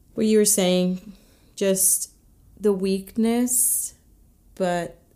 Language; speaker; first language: English; native; English